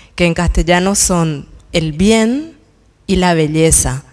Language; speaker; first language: Spanish; native; Spanish